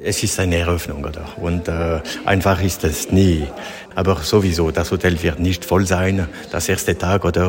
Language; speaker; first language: German; non-native, local second language; French